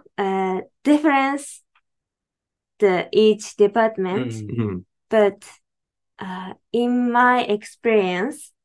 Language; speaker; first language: English; non-native, learner; Japanese